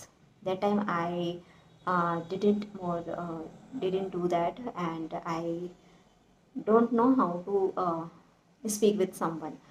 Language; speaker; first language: English; non-native, learner; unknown